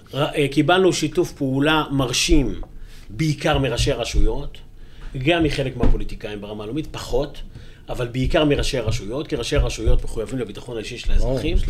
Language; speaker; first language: Hebrew; native; Hebrew